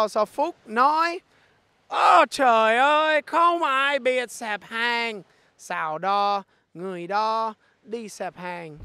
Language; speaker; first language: Vietnamese; non-native, learner; English